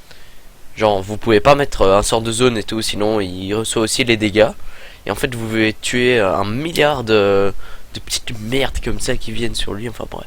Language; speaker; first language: French; native; French